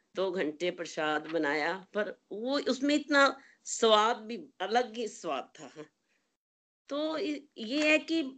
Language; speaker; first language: Hindi; native; Hindi